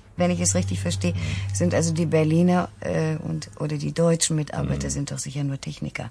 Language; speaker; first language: German; native; German